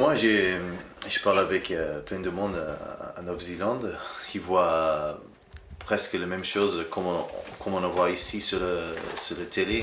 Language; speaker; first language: French; non-native, learner; English